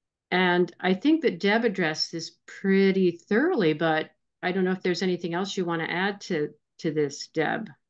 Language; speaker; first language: English; native; English